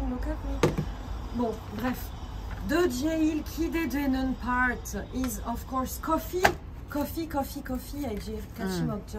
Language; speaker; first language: English; non-native, learner; French